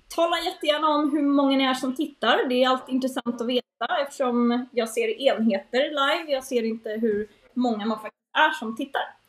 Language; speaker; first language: Swedish; native; Swedish